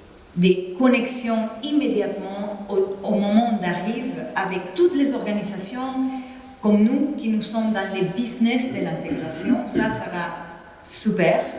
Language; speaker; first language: French; non-native, fluent; Spanish